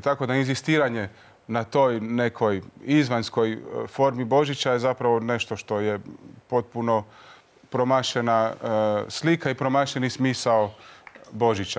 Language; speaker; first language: Croatian; native; Croatian